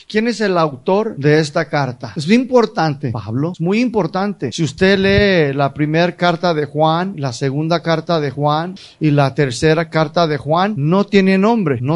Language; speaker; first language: Spanish; early bilingual, heritage; Spanish